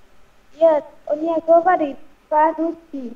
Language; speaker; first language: Russian; non-native, learner; Vietnamese